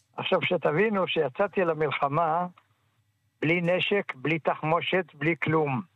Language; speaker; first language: Hebrew; early bilingual, other home language; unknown